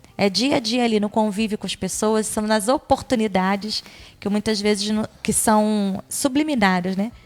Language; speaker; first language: Portuguese; native; Portuguese